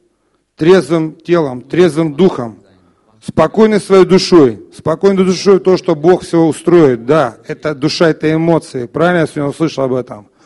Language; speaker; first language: Russian; native; Russian